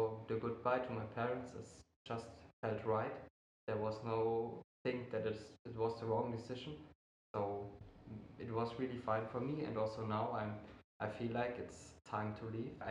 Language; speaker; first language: English; non-native, fluent; German